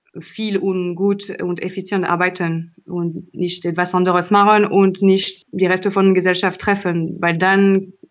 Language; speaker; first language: German; non-native, learner; French